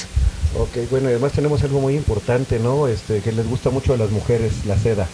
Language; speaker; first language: Spanish; native; Spanish